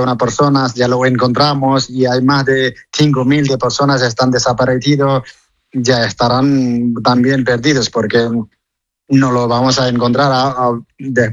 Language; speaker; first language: Spanish; non-native, learner; Nepali